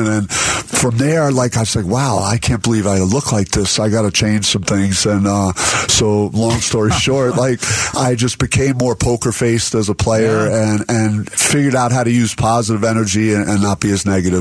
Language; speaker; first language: English; native; English